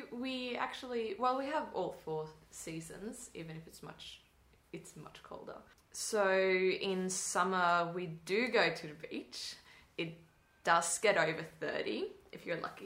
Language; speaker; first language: English; non-native, fluent; Swedish